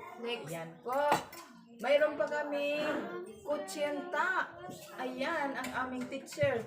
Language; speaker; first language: Filipino; non-native, local second language; Waray